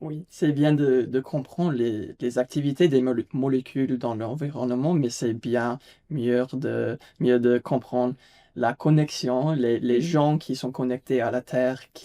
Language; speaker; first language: French; non-native, fluent; English